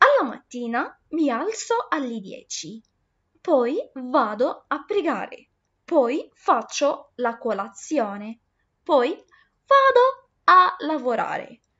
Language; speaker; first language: Italian; non-native, fluent; Arabic